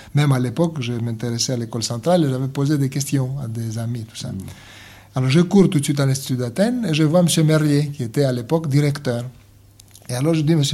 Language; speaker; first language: French; non-native, fluent; Greek